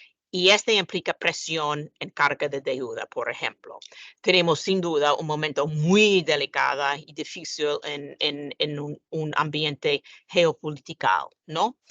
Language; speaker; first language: Spanish; non-native, fluent; English